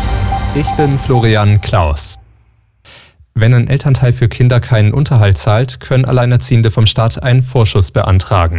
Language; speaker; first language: German; native; German